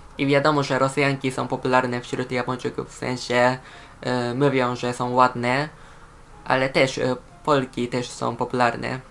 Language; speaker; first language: Polish; non-native, fluent; Japanese